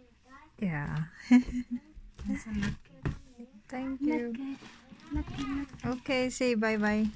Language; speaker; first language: English; non-native, fluent; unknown